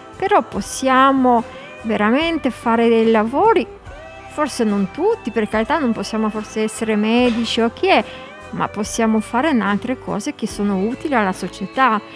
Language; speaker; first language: Italian; non-native, fluent; Polish